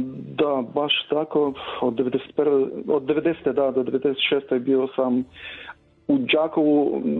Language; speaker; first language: Croatian; non-native, fluent; Ukrainian